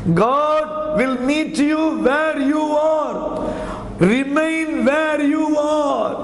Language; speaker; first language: English; non-native, local second language; Tamil